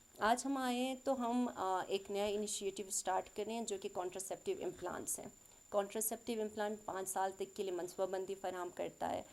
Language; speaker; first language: Urdu; non-native, local second language; Khowar